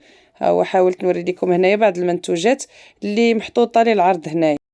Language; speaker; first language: Arabic; native; Arabic